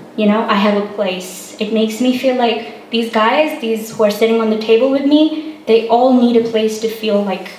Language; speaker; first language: English; non-native, local second language; Hindi